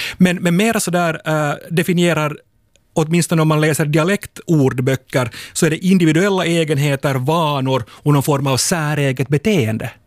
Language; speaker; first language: Swedish; native; Swedish